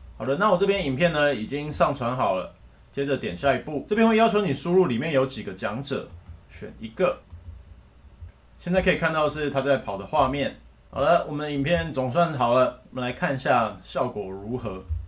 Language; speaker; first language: Chinese; native; Chinese